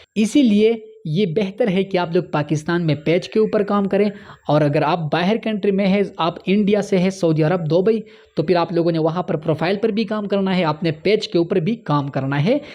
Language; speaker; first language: Urdu; non-native, local second language; Punjabi